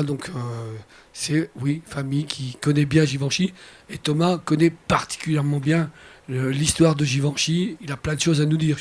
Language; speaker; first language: French; native; French